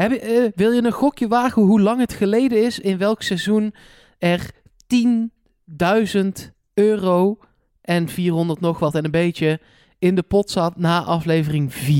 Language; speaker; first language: Dutch; native; Dutch